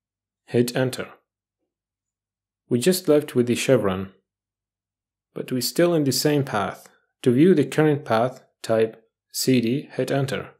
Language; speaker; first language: English; non-native, fluent; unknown